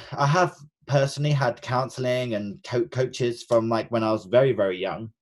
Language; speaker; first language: English; native; English